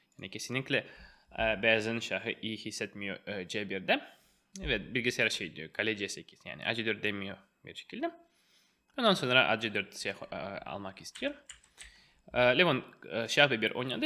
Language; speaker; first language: Turkish; non-native, fluent; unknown